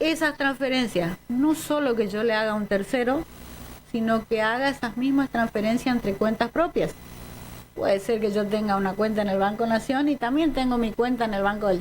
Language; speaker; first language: Spanish; native; Spanish